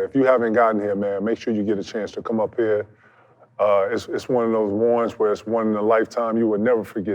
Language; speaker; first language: English; native; English